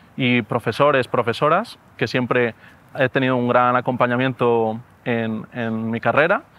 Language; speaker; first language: Spanish; native; Spanish